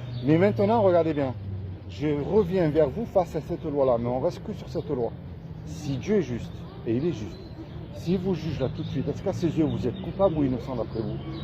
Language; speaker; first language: French; native; French